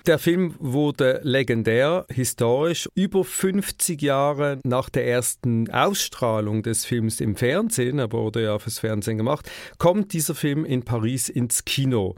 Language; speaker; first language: German; native; German